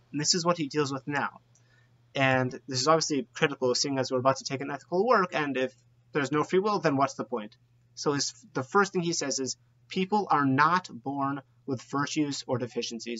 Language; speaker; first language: English; native; English